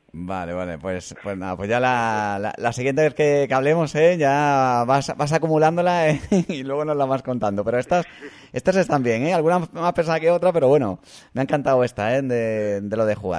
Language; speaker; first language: Spanish; native; Spanish